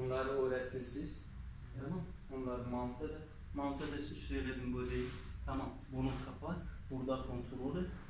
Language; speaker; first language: Turkish; non-native, learner; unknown